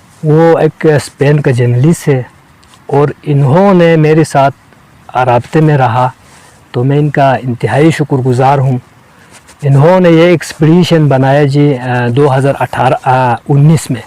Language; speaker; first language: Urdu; non-native, local second language; Balti